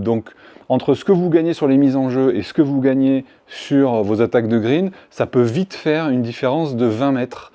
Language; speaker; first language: French; native; French